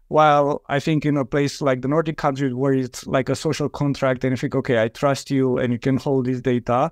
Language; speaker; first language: English; non-native, fluent; Romanian